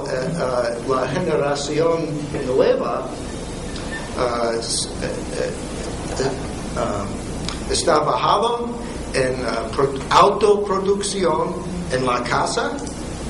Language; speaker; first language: Spanish; non-native, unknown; English